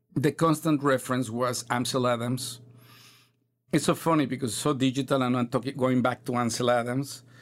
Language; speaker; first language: English; non-native, fluent; Spanish